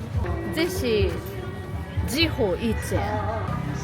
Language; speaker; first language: Chinese; non-native, learner; Japanese